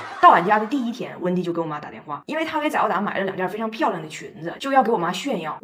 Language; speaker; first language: Chinese; native; Chinese